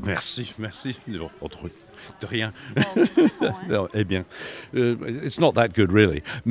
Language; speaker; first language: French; non-native, learner; English